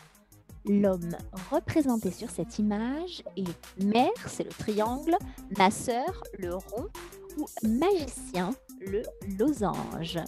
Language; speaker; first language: French; native; French